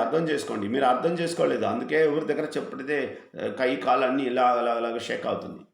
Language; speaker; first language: Telugu; non-native, fluent; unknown